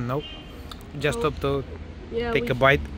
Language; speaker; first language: English; non-native, learner; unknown